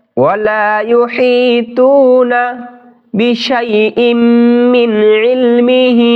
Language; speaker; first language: Arabic; non-native, learner; Bangla